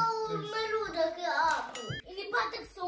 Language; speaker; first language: Indonesian; early bilingual, heritage; Indonesian